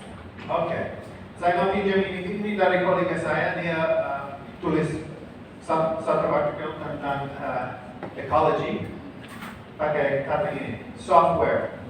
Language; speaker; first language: Indonesian; non-native, fluent; English